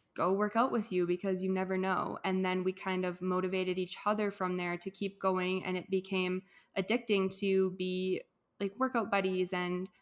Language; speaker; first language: English; native; English